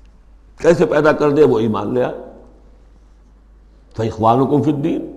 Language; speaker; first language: Urdu; native; Urdu